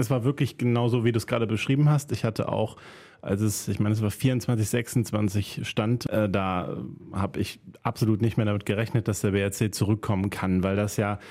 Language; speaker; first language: German; native; German